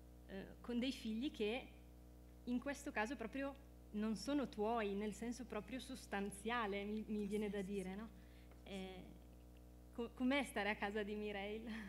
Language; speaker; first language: Italian; native; Italian